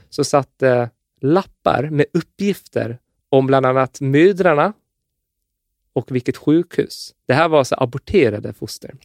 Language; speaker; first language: Swedish; native; Swedish